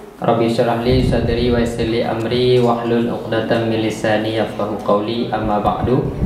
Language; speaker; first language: Malay; non-native, local second language; Achinese